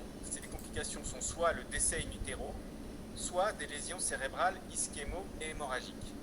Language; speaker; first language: French; native; French